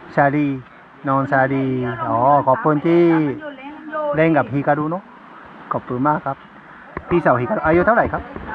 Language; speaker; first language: Thai; native; Thai